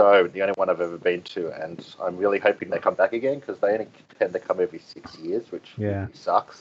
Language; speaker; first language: English; native; English